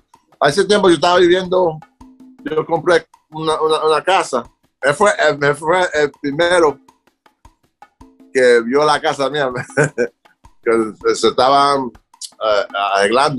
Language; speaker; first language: Spanish; early bilingual, other home language; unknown